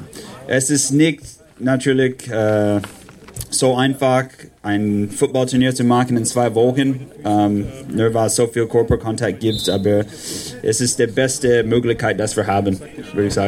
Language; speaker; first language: German; non-native, learner; English